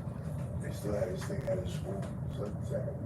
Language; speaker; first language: English; native; English